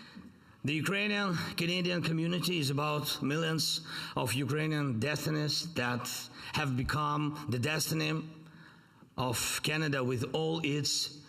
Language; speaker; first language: English; non-native, fluent; Ukrainian